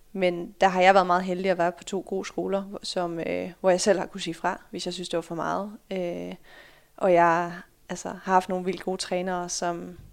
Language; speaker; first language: Danish; early bilingual, other home language; Dutch